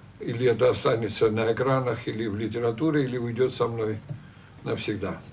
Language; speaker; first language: Russian; non-native, local second language; Armenian